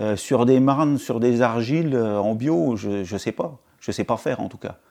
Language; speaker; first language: French; native; French